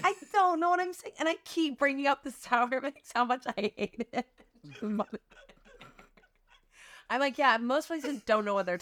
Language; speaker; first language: English; native; English